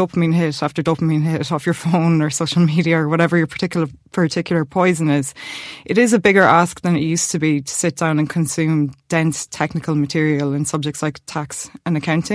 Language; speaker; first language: English; native; English